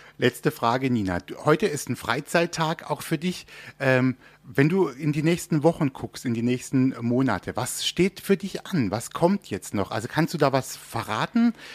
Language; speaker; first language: German; native; German